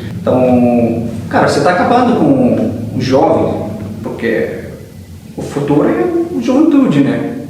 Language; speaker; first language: Portuguese; early bilingual, heritage; Arabic